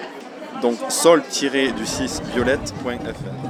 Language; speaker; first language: French; native; French